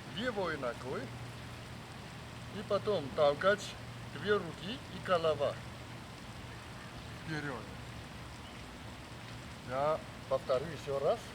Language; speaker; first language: Russian; non-native, learner; Chinese